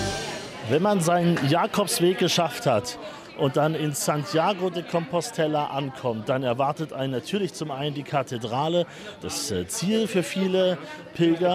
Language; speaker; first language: German; native; German